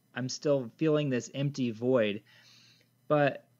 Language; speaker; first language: English; native; English